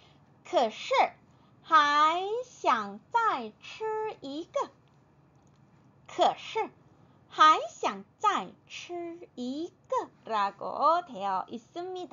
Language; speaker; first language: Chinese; non-native, fluent; Korean